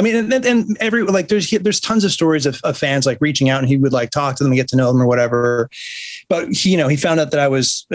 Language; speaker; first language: English; native; English